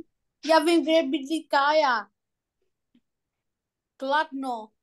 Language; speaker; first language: Czech; non-native, learner; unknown